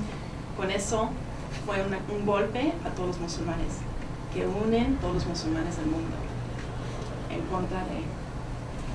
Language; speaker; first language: Spanish; non-native, fluent; English